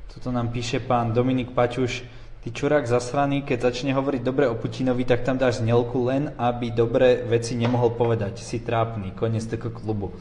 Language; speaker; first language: Slovak; native; Slovak